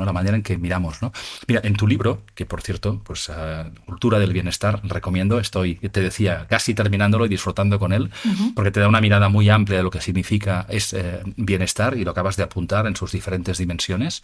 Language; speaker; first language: Spanish; native; Spanish